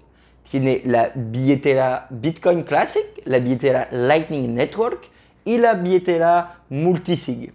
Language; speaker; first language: Spanish; non-native, fluent; French